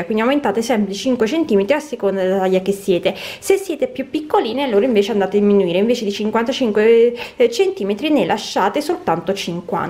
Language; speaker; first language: Italian; native; Italian